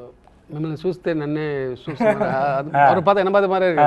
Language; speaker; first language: Telugu; non-native, local second language; Tamil